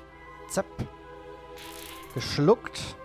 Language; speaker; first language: German; native; German